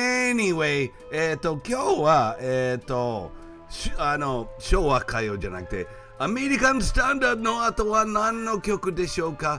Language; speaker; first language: Japanese; non-native, fluent; English